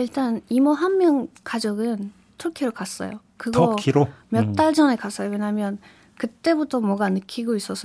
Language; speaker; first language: Korean; non-native, learner; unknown